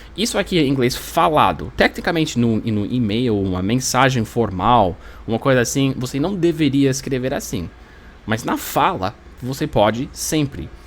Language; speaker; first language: Portuguese; non-native, fluent; English